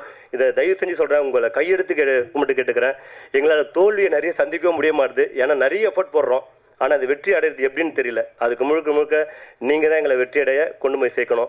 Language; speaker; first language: Tamil; native; Tamil